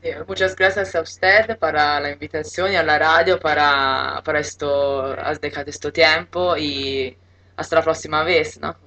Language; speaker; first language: Spanish; non-native, learner; Italian